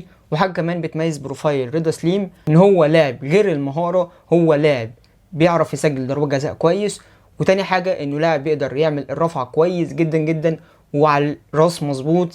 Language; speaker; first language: Arabic; native; Arabic